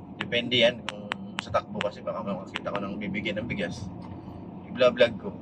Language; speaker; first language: Filipino; non-native, local second language; Waray